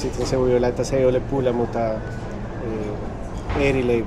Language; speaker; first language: Finnish; non-native, learner; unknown